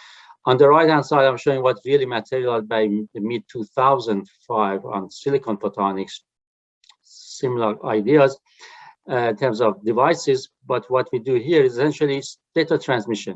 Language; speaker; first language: English; non-native, fluent; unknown